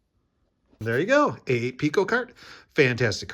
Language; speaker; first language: English; native; English